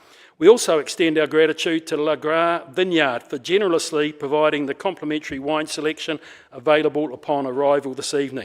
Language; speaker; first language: English; native; English